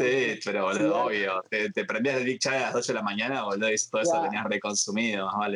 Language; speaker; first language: Spanish; native; Spanish